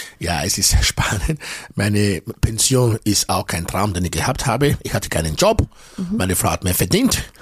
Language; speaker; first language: German; non-native, fluent; Bini